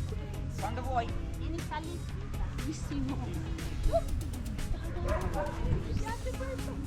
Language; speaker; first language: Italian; non-native, fluent; German